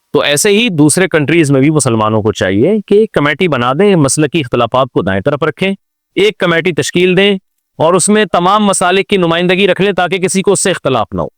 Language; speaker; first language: Urdu; native; Urdu